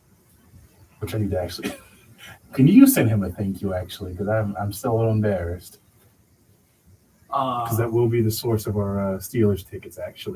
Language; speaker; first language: English; native; English